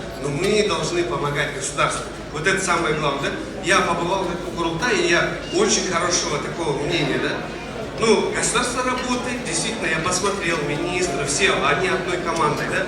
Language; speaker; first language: Russian; non-native, local second language; Kyrgyz